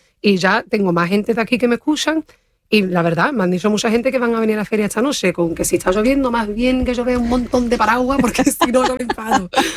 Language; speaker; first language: Spanish; early bilingual, heritage; Spanish